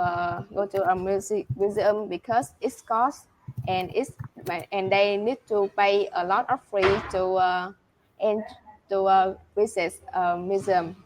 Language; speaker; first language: English; non-native, learner; Vietnamese